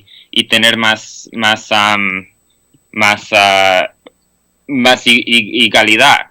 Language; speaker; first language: Spanish; non-native, fluent; English